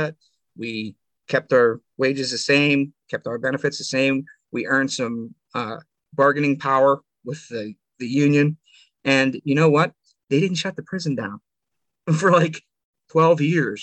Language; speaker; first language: English; native; English